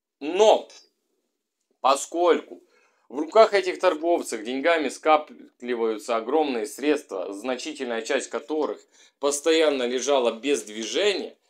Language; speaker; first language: Russian; native; Russian